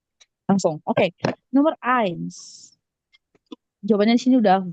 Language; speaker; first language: Indonesian; native; Indonesian